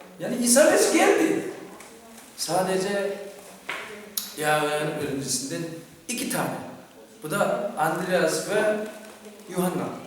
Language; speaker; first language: Turkish; non-native, fluent; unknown